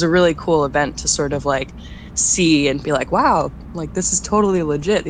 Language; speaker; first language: English; native; English